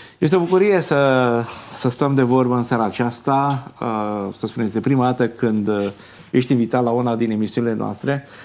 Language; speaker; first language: Romanian; native; Romanian